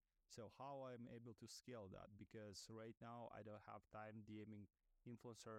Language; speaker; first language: English; non-native, fluent; Russian